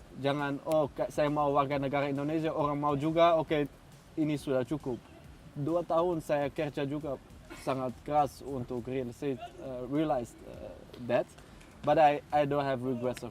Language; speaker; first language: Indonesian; non-native, fluent; Dutch